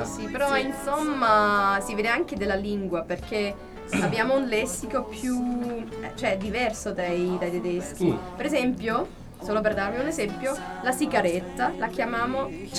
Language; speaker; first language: Italian; non-native, fluent; German